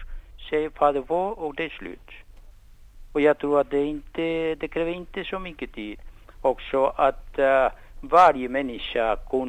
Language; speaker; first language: Swedish; non-native, fluent; Spanish